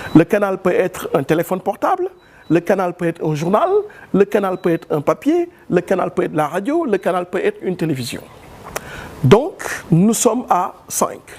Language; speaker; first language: French; non-native, local second language; Wolof